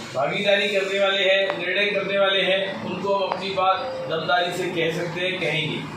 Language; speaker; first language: Hindi; native; Hindi